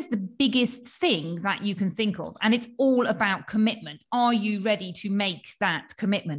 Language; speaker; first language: English; native; English